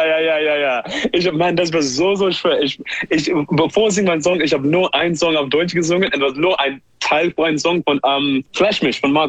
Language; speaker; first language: German; non-native, learner; English